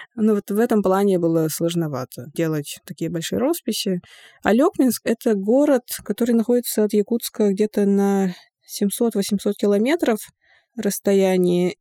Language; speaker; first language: Russian; non-native, local second language; Yakut